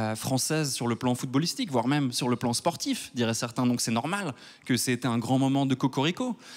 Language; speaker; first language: French; native; French